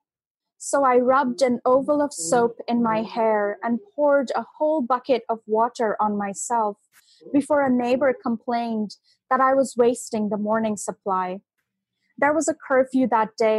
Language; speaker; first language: English; non-native, local second language; Bangla